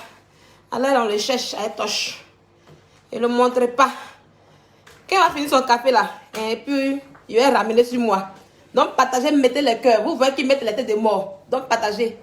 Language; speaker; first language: French; native; French